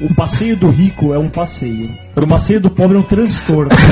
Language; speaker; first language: Portuguese; native; Portuguese